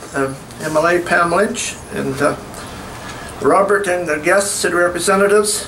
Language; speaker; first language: English; native; English